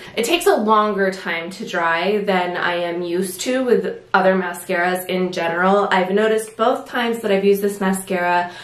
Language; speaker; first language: English; native; English